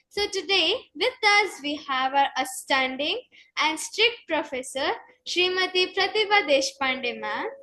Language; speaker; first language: English; non-native, local second language; Kannada